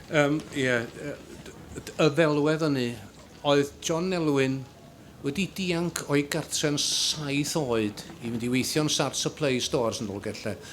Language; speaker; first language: Welsh; native; Welsh